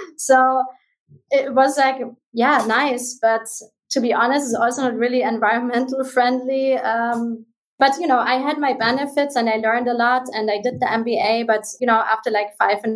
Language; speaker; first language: English; non-native, fluent; German